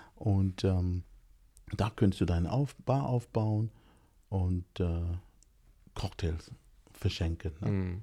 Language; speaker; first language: German; non-native, fluent; English